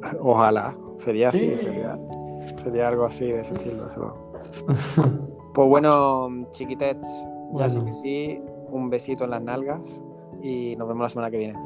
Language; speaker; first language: Spanish; native; Spanish